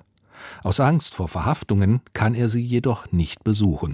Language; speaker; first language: German; native; German